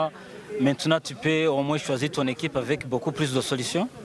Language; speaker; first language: French; non-native, local second language; Kinyarwanda